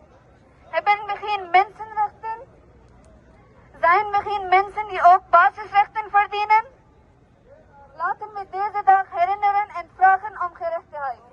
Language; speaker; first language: Dutch; non-native, fluent; Baluchi